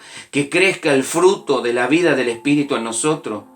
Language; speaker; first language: Spanish; native; Spanish